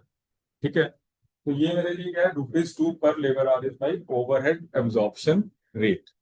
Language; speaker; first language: Hindi; native; Hindi